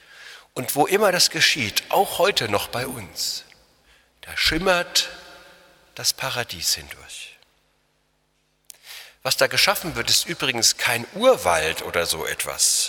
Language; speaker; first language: German; native; German